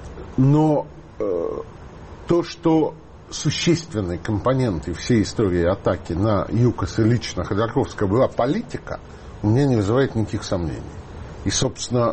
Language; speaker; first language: Russian; native; Russian